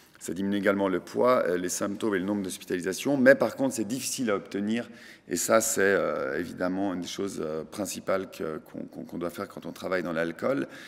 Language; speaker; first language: French; native; French